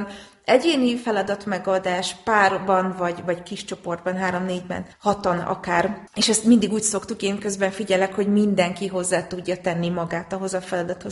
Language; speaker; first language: Hungarian; native; Hungarian